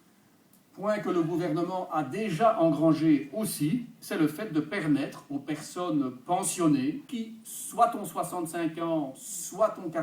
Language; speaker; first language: French; native; French